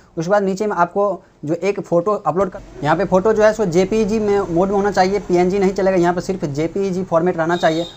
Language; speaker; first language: Hindi; native; Hindi